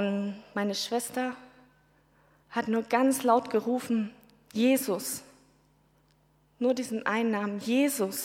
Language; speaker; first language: German; native; German